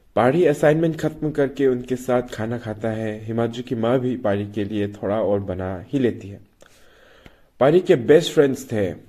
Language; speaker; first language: Hindi; non-native, local second language; Manipuri